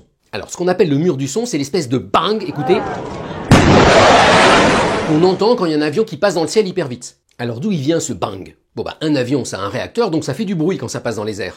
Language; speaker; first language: French; native; French